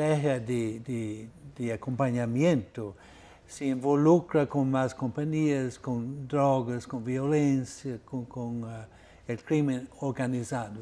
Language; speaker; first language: Spanish; non-native, fluent; Portuguese